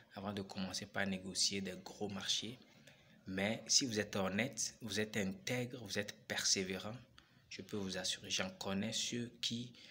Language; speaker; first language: French; non-native, local second language; Ewe